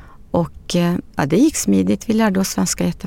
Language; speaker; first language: Swedish; early bilingual, other home language; Arabic